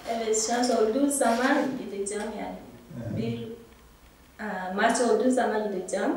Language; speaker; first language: Turkish; non-native, learner; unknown